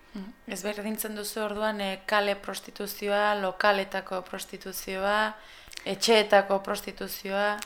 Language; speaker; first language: Basque; native; Basque